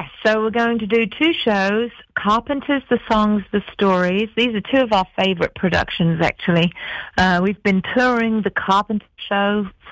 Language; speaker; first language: English; native; English